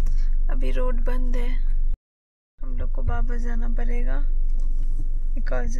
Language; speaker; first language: Hindi; non-native, local second language; Bangla